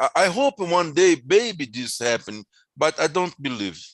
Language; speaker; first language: English; non-native, learner; Portuguese